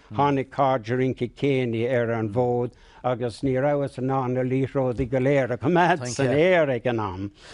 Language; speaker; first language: Irish; non-native, local second language; English